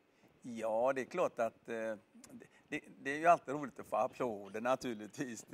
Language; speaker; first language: Swedish; native; Swedish